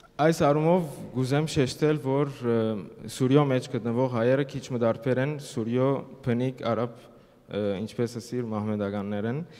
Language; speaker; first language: Armenian; early bilingual, heritage; Armenian